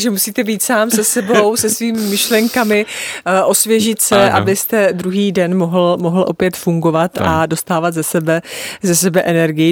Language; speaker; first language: Czech; native; Czech